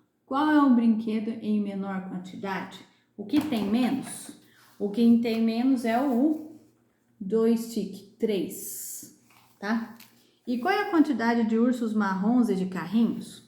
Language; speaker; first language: Portuguese; native; Portuguese